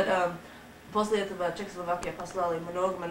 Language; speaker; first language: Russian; non-native, learner; English